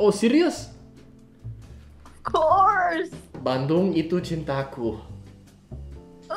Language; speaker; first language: Indonesian; non-native, fluent; English